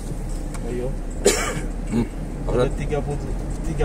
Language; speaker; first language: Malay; non-native, learner; Bangla